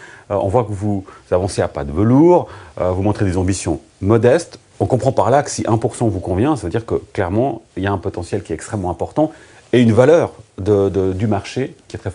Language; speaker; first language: French; native; French